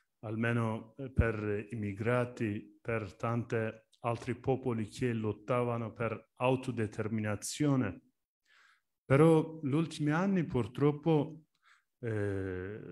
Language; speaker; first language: Italian; non-native, learner; Turkish